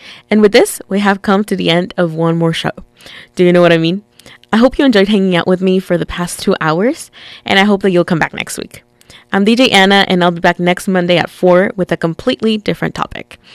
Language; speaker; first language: English; early bilingual, other home language; Spanish